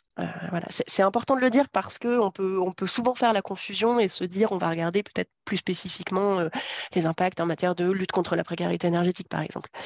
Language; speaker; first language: French; native; French